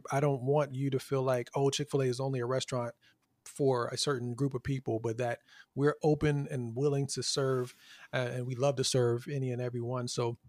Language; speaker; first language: English; native; English